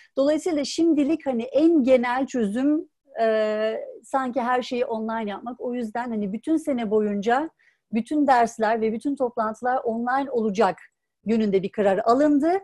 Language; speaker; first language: Turkish; native; Turkish